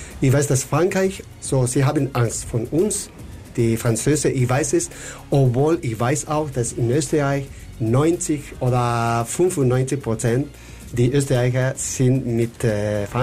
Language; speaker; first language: German; non-native, fluent; Spanish